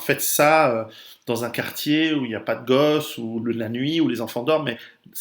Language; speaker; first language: French; native; French